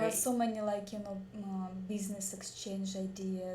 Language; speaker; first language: English; non-native, learner; Russian